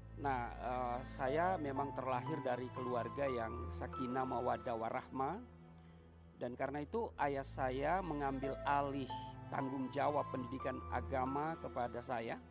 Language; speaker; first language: Indonesian; native; Indonesian